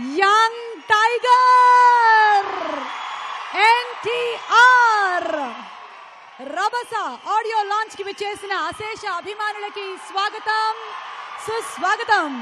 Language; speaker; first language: Telugu; native; Telugu